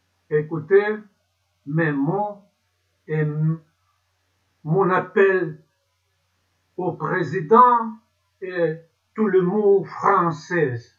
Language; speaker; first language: French; non-native, learner; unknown